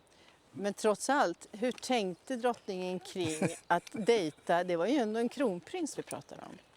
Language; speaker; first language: Swedish; native; Swedish